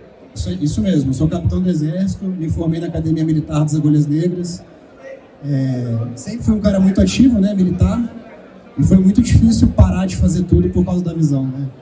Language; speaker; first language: Portuguese; native; Portuguese